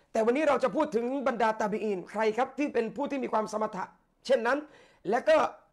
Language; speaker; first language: Thai; non-native, local second language; Malay